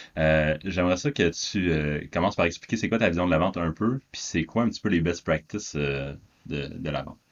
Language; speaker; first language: French; native; French